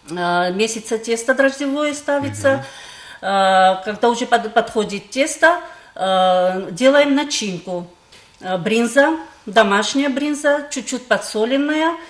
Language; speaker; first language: Russian; non-native, local second language; Georgian